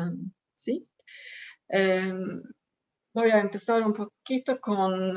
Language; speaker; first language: Spanish; non-native, fluent; Swedish